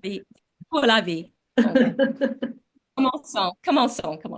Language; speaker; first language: French; non-native, learner; English